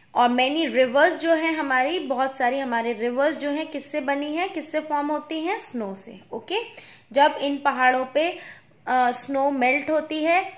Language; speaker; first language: Hindi; native; Hindi